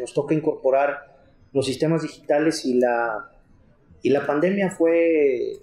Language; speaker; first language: Spanish; native; Spanish